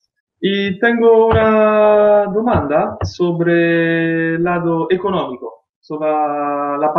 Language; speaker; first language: Spanish; non-native, fluent; Italian